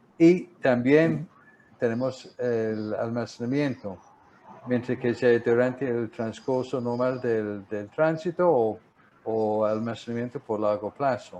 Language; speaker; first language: Spanish; non-native, fluent; English